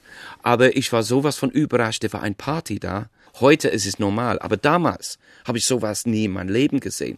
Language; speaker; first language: German; non-native, fluent; English